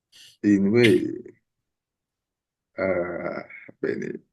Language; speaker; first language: Chinese; non-native, learner; Indonesian